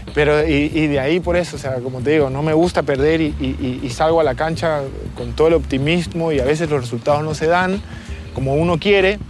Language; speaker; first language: Spanish; native; Spanish